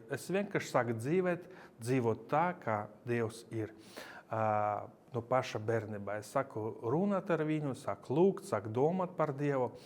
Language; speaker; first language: Latvian; non-native, local second language; Russian